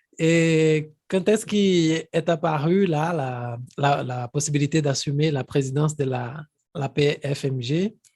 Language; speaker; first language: French; non-native, fluent; Portuguese